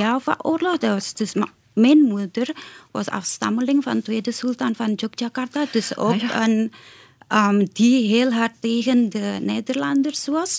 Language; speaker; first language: Dutch; non-native, fluent; Indonesian